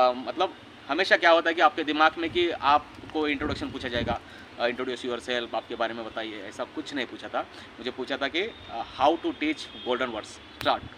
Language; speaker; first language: Hindi; non-native, local second language; Marathi